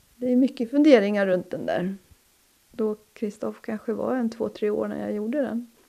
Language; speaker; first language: Swedish; native; Swedish